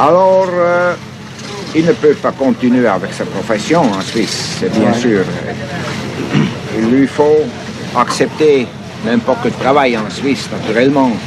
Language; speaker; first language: French; non-native, fluent; Swiss German